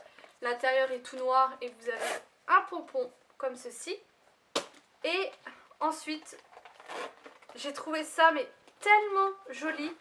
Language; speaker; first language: French; native; French